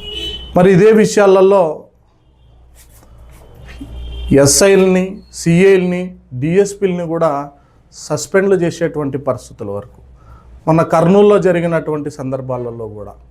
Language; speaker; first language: Telugu; native; Telugu